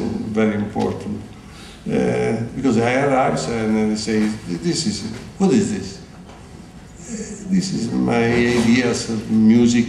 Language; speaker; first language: English; non-native, learner; Italian